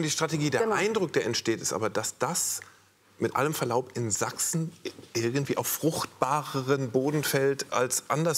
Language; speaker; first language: German; native; German